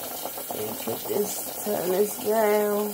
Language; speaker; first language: English; native; English